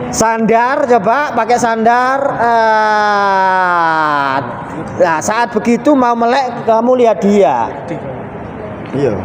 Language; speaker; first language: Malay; non-native, local second language; Javanese